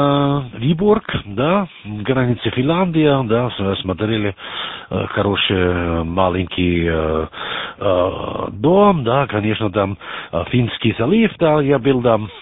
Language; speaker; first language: Russian; non-native, learner; German